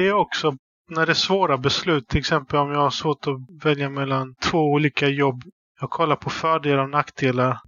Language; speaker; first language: Swedish; early bilingual, other home language; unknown